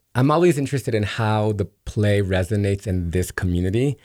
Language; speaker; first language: English; early bilingual, other home language; Spanish